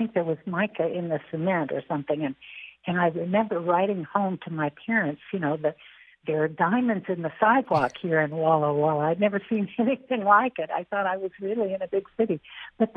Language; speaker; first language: English; native; English